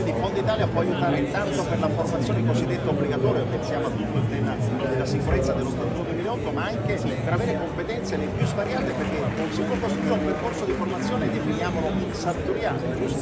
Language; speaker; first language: Italian; native; Italian